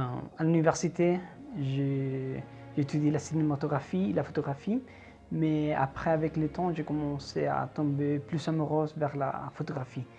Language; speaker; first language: French; non-native, fluent; Spanish